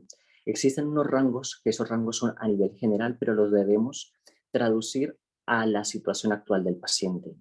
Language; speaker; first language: Spanish; native; Spanish